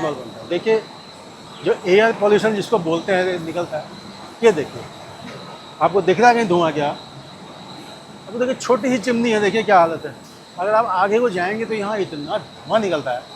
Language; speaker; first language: Hindi; native; Hindi